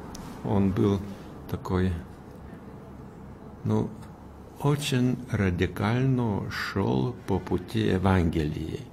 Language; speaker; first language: Russian; non-native, fluent; Lithuanian